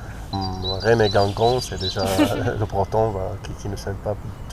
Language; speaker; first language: French; non-native, fluent; Arabic